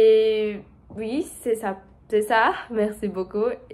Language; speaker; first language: French; non-native, learner; Portuguese